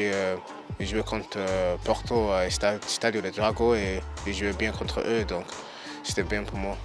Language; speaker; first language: French; early bilingual, heritage; English